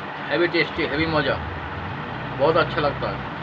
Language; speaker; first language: Hindi; non-native, local second language; Bangla